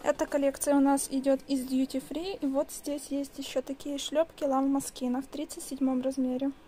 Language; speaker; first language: Russian; native; Russian